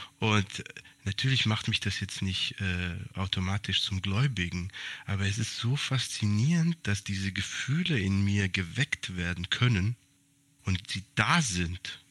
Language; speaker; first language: German; early bilingual, other home language; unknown